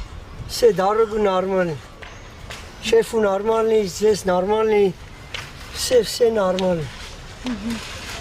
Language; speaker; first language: Russian; non-native, learner; Uzbek